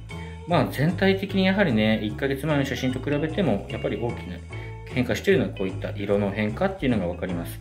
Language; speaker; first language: Japanese; native; Japanese